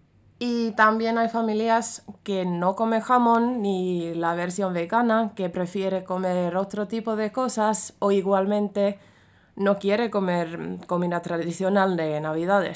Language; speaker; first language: Spanish; non-native, fluent; Finnish